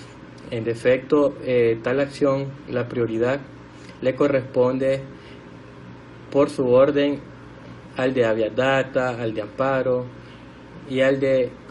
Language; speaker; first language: Spanish; native; Spanish